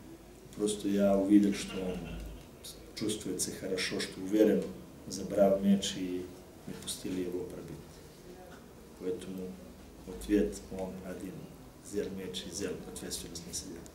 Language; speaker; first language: Russian; non-native, learner; Serbian